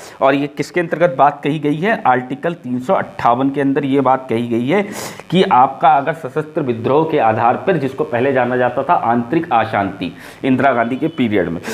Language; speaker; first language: Hindi; native; Hindi